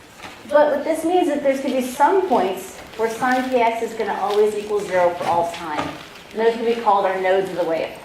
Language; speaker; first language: English; native; English